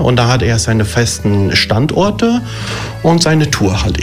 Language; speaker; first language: German; early bilingual, other home language; Italian